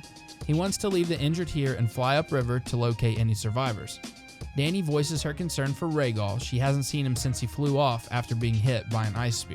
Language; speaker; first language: English; native; English